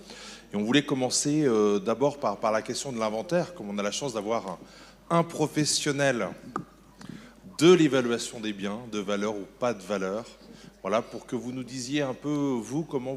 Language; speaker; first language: French; native; French